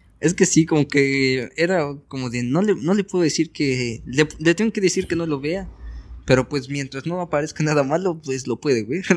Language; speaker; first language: Spanish; native; Spanish